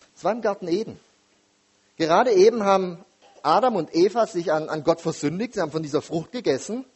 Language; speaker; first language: German; native; German